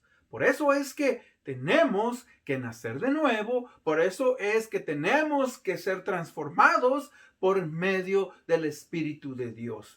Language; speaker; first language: Spanish; native; Spanish